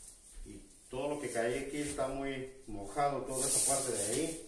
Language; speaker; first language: Spanish; native; Spanish